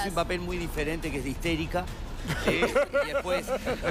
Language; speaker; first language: Spanish; native; Spanish